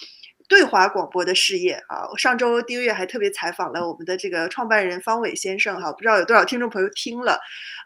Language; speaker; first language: Chinese; native; Chinese